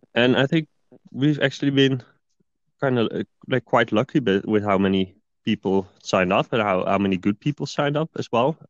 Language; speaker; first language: English; non-native, fluent; Dutch